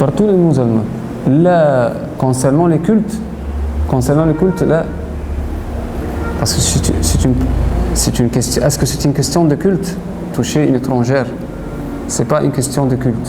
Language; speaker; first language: French; non-native, fluent; Arabic